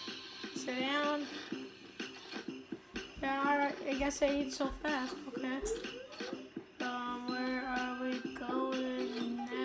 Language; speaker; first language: English; native; English